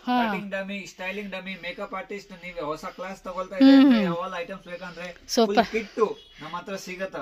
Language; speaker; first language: Kannada; non-native, local second language; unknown